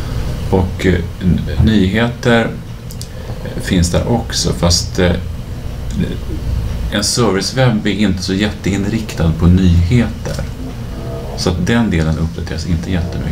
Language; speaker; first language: Swedish; native; Swedish